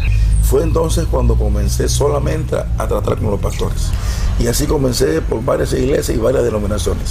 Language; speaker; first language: Spanish; native; Spanish